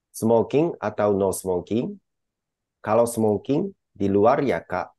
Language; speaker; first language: Indonesian; non-native, fluent; Japanese